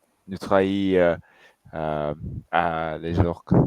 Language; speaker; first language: French; non-native, fluent; English